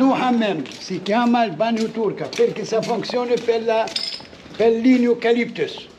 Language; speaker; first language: Italian; non-native, learner; Arabic